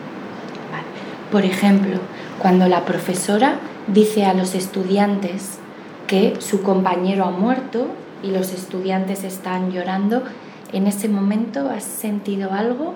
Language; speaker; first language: Spanish; native; Spanish